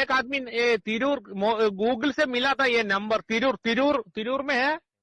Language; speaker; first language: Hindi; non-native, local second language; Malayalam